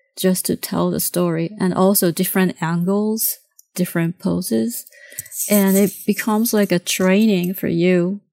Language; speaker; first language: English; non-native, fluent; Japanese